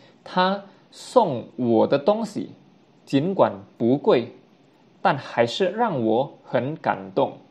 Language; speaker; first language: Chinese; non-native, fluent; Indonesian